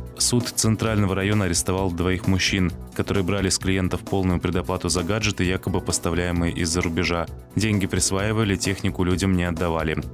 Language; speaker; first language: Russian; native; Russian